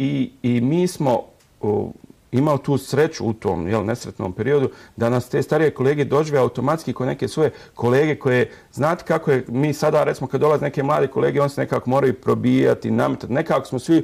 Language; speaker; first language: Serbian; native; Serbian